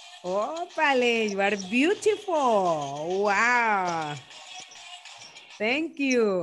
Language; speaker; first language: English; non-native, learner; Spanish